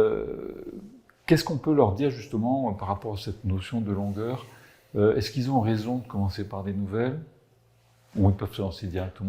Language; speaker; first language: French; native; French